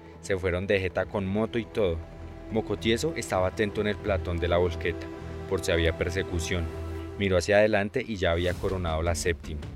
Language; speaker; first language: Spanish; native; Spanish